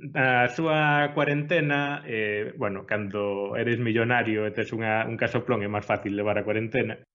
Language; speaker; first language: Galician; non-native, local second language; Spanish